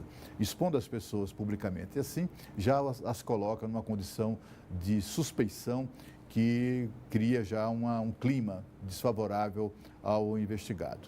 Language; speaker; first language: Portuguese; native; Portuguese